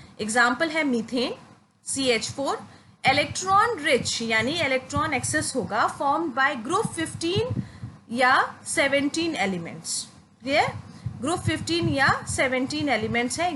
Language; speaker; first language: Hindi; native; Hindi